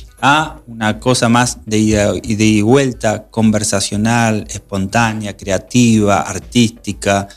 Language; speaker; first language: Spanish; native; Spanish